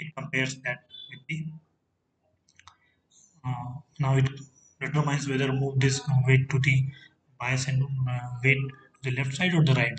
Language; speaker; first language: English; non-native, fluent; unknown